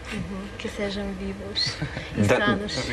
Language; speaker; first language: Portuguese; non-native, fluent; Serbian